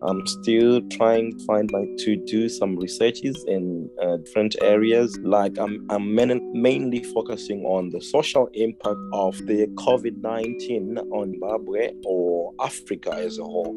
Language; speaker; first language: English; non-native, local second language; Shona